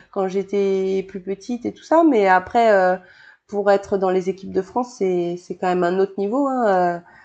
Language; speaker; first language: French; native; French